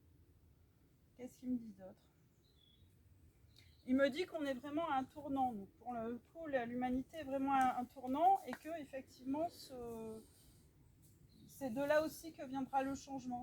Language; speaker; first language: French; native; French